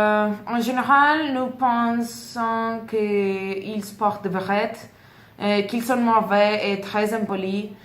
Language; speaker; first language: French; non-native, learner; Spanish